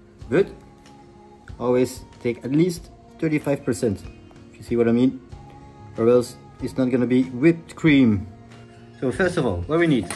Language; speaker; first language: English; non-native, fluent; French